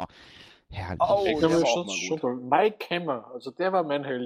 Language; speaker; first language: German; native; German